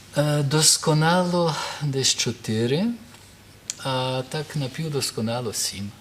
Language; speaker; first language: Ukrainian; early bilingual, heritage; Ukrainian